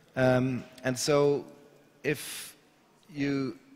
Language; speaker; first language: English; non-native, fluent; Dutch